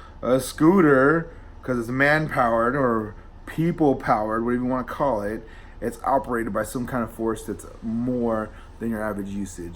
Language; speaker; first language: English; native; English